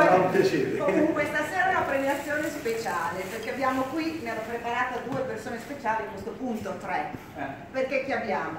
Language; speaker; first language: Italian; native; Italian